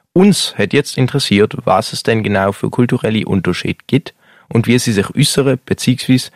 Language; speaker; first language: German; native; German